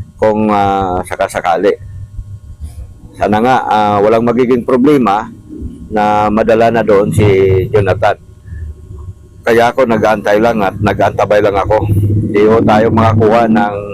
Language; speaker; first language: Filipino; native; Filipino